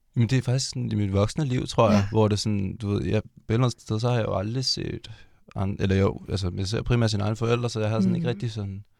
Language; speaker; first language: Danish; native; Danish